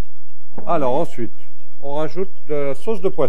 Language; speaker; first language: French; native; French